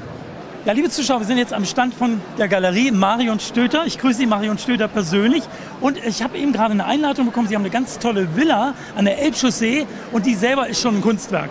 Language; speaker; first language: German; native; German